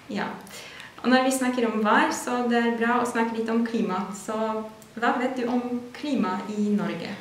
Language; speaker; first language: Norwegian; non-native, fluent; Polish